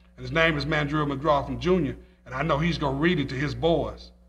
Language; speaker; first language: English; native; English